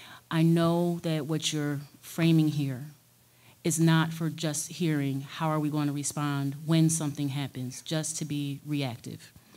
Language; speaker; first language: English; native; English